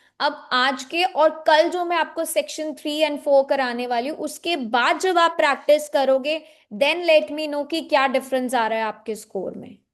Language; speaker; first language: Hindi; native; Hindi